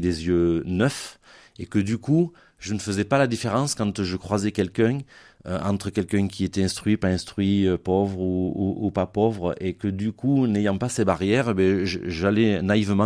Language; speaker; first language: French; native; French